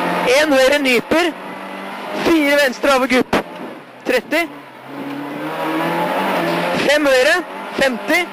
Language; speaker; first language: Norwegian; native; Norwegian